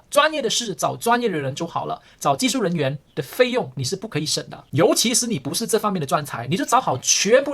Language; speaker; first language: Chinese; early bilingual, heritage; Chinese